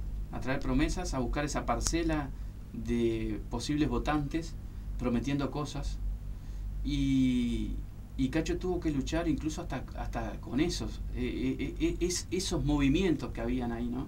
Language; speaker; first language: Spanish; native; Spanish